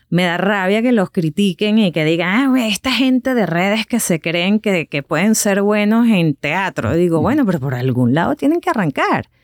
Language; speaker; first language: Spanish; native; Spanish